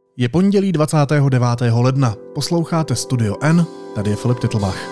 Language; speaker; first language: Czech; native; Czech